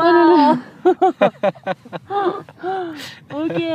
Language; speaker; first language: French; native; French